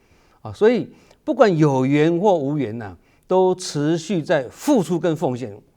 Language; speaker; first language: Chinese; native; Chinese